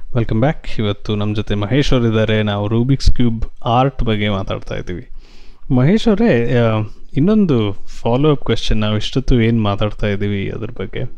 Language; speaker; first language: Kannada; native; Kannada